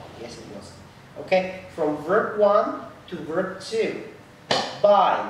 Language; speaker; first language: English; non-native, fluent; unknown